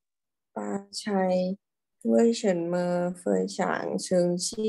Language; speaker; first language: Chinese; non-native, learner; Thai